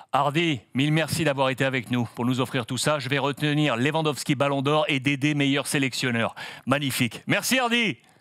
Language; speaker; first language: French; native; French